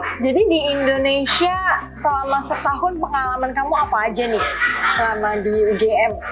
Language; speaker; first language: Indonesian; native; Indonesian